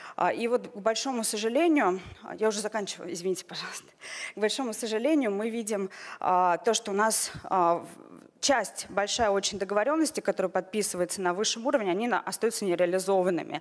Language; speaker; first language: Russian; native; Russian